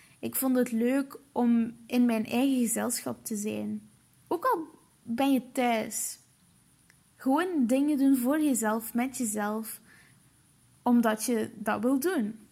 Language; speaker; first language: Dutch; early bilingual, other home language; Portuguese